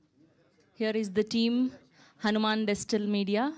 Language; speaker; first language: Telugu; native; Telugu